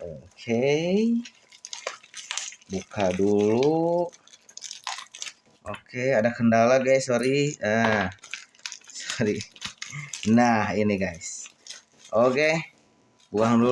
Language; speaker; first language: Indonesian; native; Indonesian